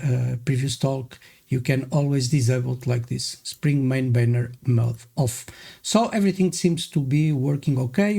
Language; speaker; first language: English; non-native, fluent; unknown